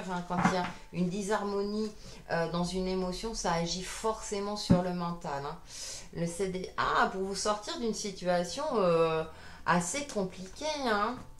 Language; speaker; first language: French; native; French